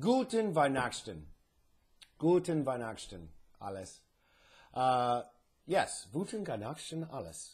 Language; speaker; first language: German; non-native, learner; English